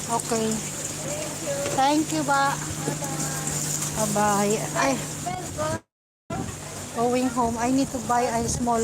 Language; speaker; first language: English; non-native, local second language; Filipino